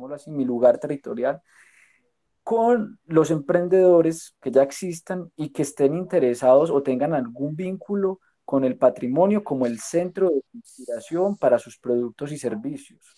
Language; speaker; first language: Spanish; native; Spanish